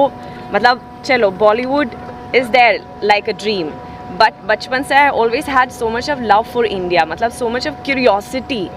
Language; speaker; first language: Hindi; non-native, fluent; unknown